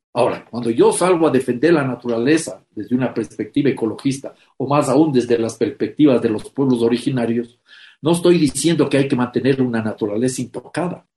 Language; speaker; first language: Spanish; native; Spanish